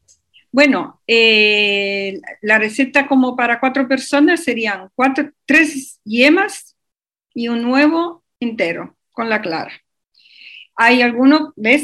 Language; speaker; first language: Spanish; non-native, fluent; Italian